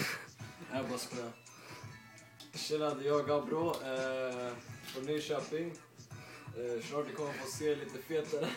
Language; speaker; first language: Swedish; native; Swedish